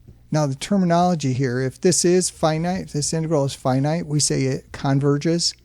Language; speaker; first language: English; native; English